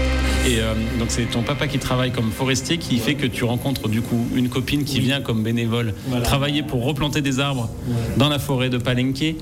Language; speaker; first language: French; native; French